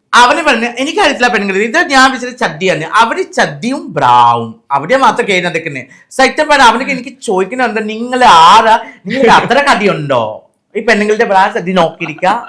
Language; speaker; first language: Malayalam; non-native, fluent; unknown